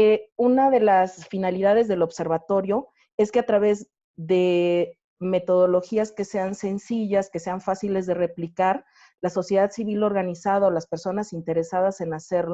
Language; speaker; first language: Spanish; native; Spanish